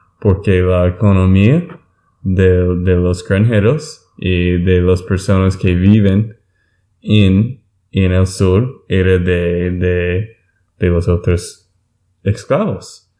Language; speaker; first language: Spanish; non-native, learner; English